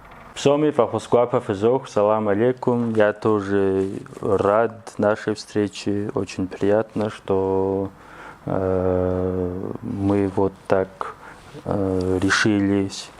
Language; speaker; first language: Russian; non-native, local second language; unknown